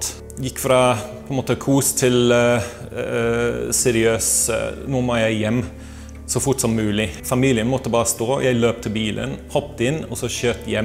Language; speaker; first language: Norwegian; non-native, fluent; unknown